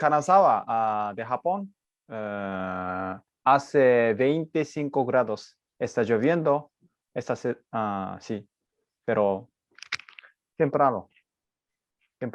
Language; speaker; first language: Spanish; non-native, learner; Japanese